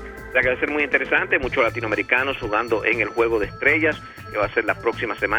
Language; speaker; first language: Spanish; native; Spanish